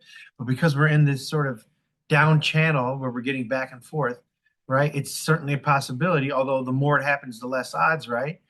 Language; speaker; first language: English; native; English